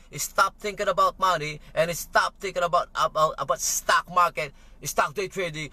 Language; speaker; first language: English; non-native, local second language; Filipino